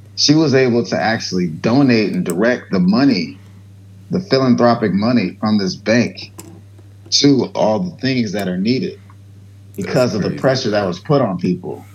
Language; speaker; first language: English; native; English